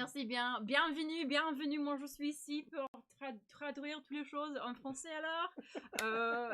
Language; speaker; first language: French; non-native, learner; English